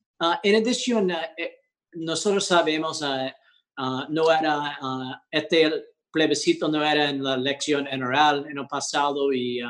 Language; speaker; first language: Spanish; early bilingual, heritage; English